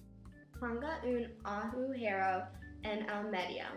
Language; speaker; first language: Spanish; non-native, learner; English